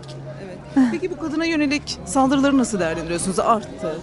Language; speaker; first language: Turkish; native; Turkish